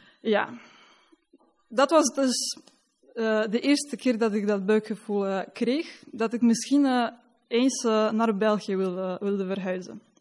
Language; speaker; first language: Dutch; non-native, fluent; Polish